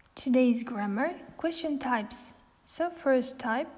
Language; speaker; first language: English; non-native, fluent; Kazakh